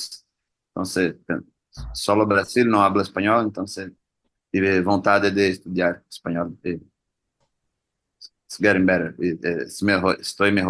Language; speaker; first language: Spanish; non-native, learner; Portuguese